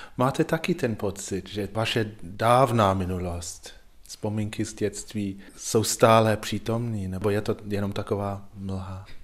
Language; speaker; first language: Czech; non-native, fluent; English